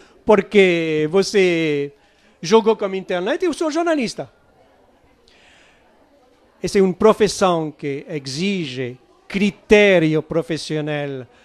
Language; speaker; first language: Portuguese; non-native, learner; French